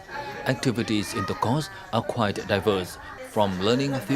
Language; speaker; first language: English; non-native, fluent; Vietnamese